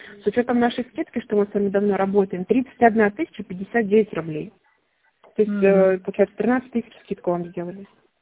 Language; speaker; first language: Russian; native; Russian